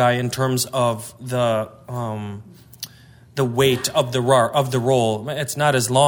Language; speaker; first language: English; native; English